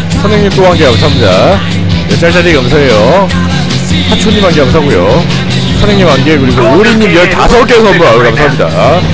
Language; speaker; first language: Korean; native; Korean